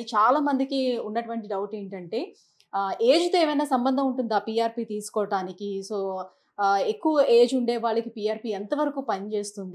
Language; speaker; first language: Telugu; native; Telugu